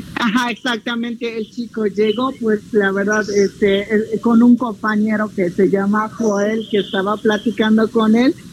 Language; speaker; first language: Spanish; native; Spanish